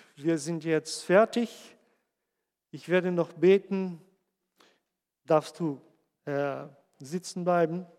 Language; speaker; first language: German; non-native, fluent; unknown